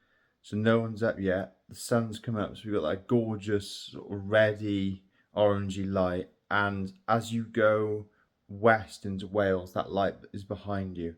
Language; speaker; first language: English; native; English